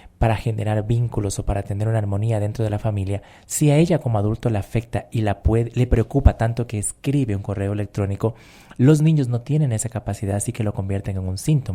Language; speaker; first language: Spanish; native; Spanish